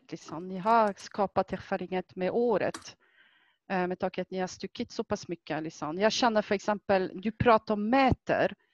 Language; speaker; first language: Swedish; non-native, fluent; French